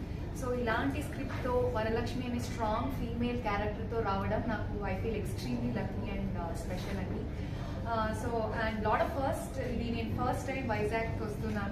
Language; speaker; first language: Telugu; non-native, local second language; Kannada